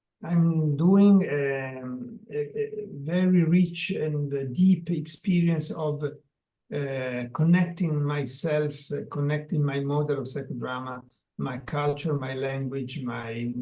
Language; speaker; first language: English; non-native, learner; Italian